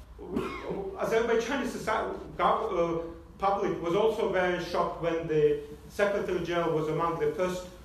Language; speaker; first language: English; non-native, fluent; Azerbaijani